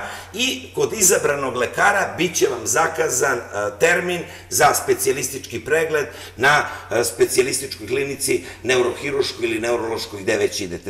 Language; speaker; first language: Serbian; native; Serbian